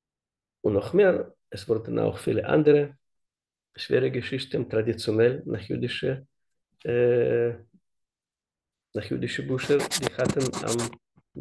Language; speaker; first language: German; non-native, learner; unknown